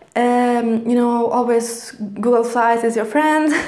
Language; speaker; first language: English; non-native, fluent; Polish